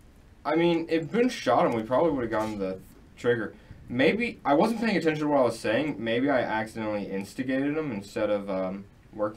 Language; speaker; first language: English; native; English